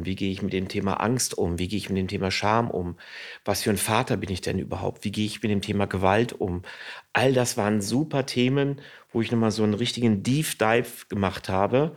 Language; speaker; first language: German; native; German